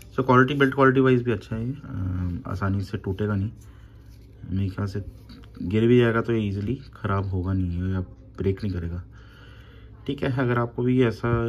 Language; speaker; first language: Hindi; native; Hindi